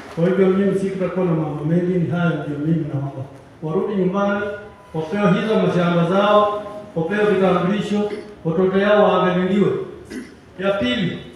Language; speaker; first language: Swahili; non-native, local second language; Kalenjin